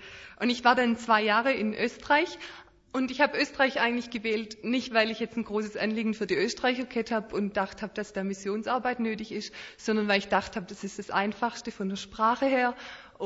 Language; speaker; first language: German; native; German